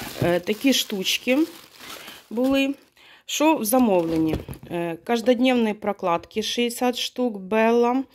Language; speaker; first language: Ukrainian; non-native, local second language; Russian